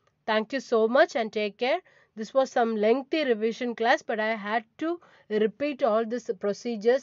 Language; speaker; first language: English; non-native, local second language; Tamil